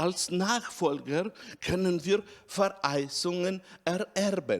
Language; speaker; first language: German; non-native, fluent; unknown